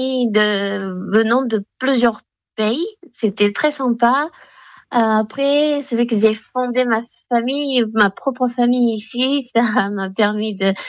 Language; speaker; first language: French; non-native, fluent; Japanese